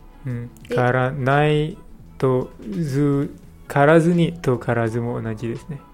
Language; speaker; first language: Japanese; non-native, learner; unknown